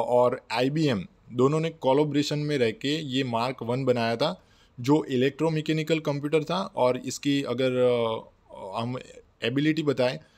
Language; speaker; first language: Hindi; non-native, local second language; Gujarati